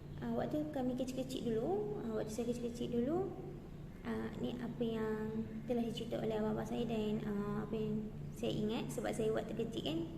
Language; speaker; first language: Malay; native; Malay